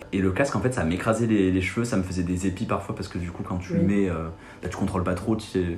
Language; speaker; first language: French; native; French